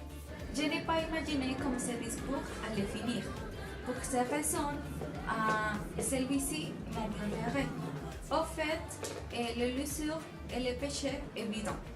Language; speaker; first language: French; non-native, fluent; Spanish